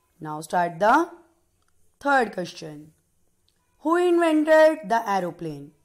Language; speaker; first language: English; non-native, local second language; Punjabi